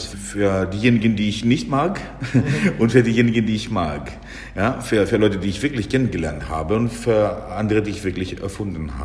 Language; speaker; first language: German; non-native, fluent; Greek